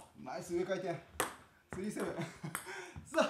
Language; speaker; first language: Japanese; native; Japanese